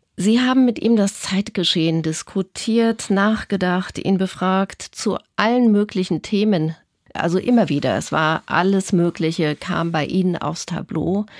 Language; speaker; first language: German; native; German